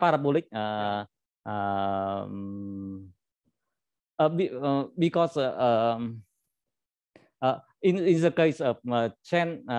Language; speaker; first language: English; non-native, learner; Vietnamese